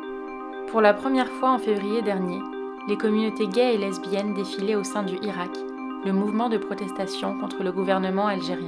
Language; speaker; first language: French; native; French